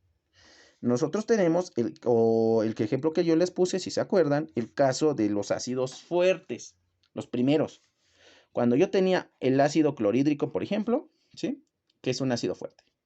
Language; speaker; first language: Spanish; native; Spanish